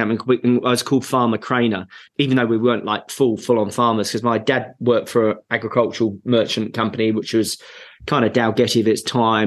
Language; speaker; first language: English; native; English